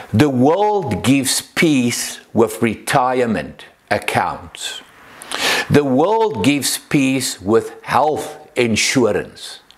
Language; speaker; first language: English; non-native, local second language; Afrikaans